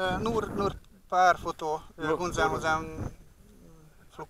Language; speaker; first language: German; non-native, learner; Hungarian